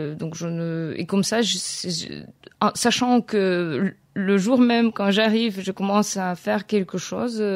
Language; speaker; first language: French; non-native, fluent; Ukrainian